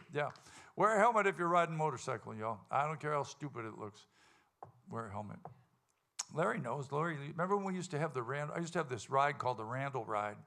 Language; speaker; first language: English; native; English